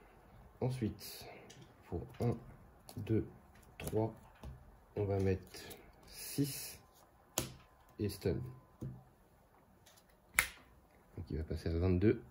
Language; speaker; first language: French; native; French